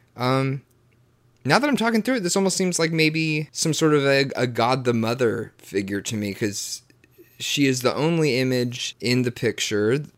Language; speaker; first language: English; native; English